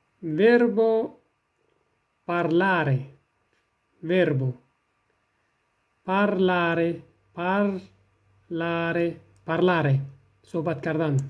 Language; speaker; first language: Italian; non-native, fluent; Persian